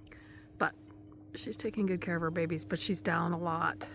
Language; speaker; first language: English; native; English